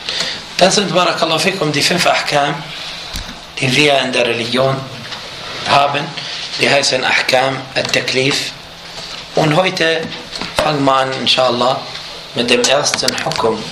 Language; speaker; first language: German; non-native, fluent; Arabic